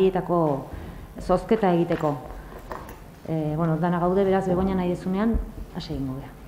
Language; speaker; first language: Basque; native; Basque